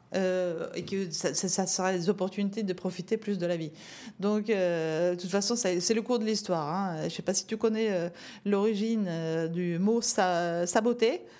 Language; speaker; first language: French; non-native, fluent; Norwegian